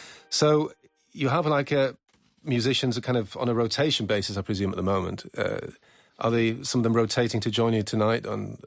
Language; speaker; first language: English; native; English